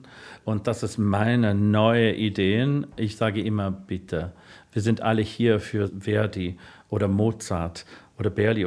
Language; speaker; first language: German; non-native, fluent; English